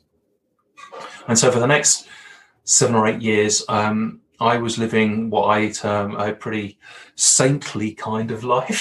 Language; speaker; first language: English; native; English